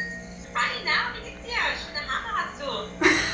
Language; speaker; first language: German; native; German